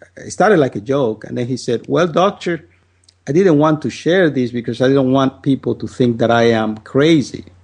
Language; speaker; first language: English; non-native, fluent; Spanish